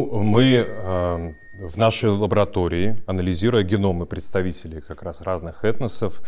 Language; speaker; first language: Russian; native; Russian